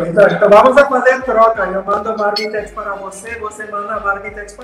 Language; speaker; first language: Portuguese; non-native, fluent; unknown